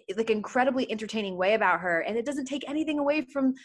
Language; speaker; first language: English; native; English